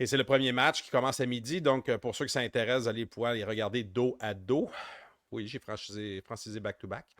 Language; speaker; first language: French; native; French